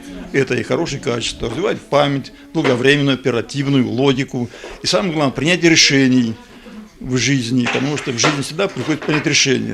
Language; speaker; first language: Russian; native; Russian